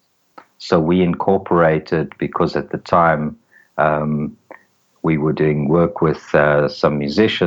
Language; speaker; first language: English; native; English